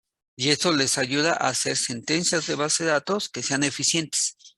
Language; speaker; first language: Spanish; native; Spanish